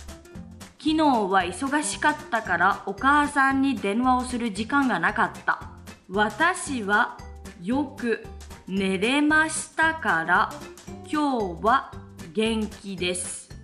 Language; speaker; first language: Japanese; non-native, fluent; French